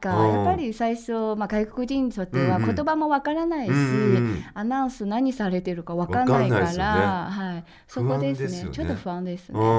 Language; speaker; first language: Japanese; non-native, fluent; Chinese